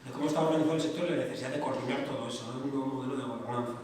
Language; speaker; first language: Spanish; native; Spanish